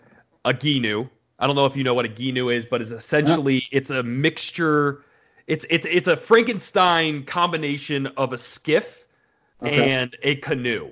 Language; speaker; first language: English; native; English